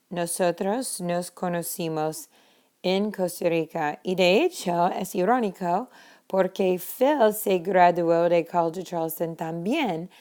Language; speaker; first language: Spanish; non-native, fluent; English